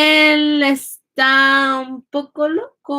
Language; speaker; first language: Spanish; non-native, fluent; English